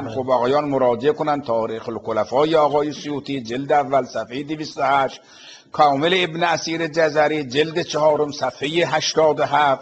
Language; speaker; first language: Persian; native; Persian